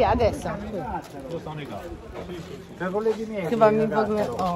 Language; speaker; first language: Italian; non-native, learner; Polish